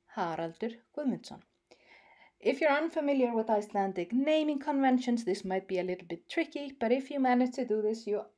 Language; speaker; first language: English; non-native, fluent; Icelandic